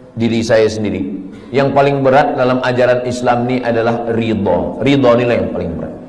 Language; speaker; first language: Malay; native; Malay